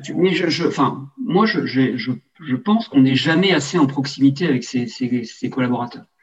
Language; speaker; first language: French; native; French